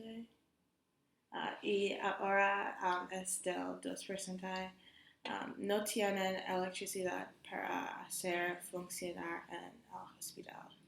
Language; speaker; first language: Spanish; non-native, learner; English